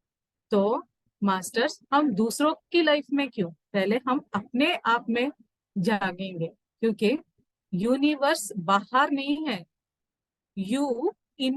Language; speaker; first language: Hindi; native; Hindi